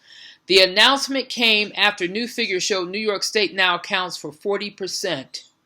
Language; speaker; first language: English; native; English